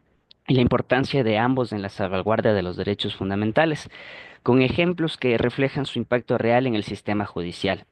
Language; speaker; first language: Spanish; native; Spanish